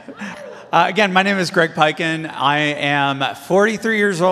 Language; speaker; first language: English; native; English